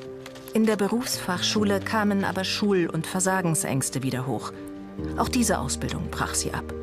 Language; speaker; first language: German; native; German